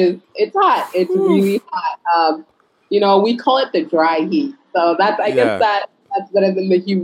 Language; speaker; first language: English; early bilingual, other home language; Fula